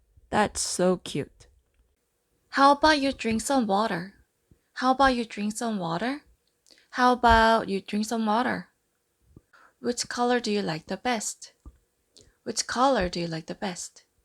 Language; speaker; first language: English; non-native, fluent; Korean